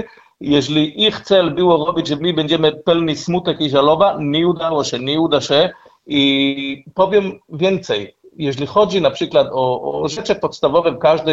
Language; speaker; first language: Polish; non-native, learner; Hebrew